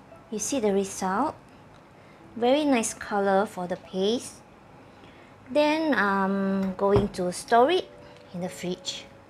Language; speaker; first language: English; non-native, fluent; Indonesian